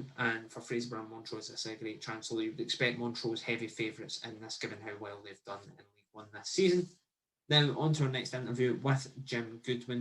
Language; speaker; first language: English; native; English